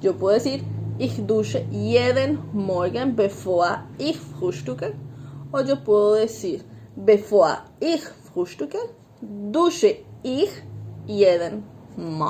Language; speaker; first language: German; non-native, fluent; Spanish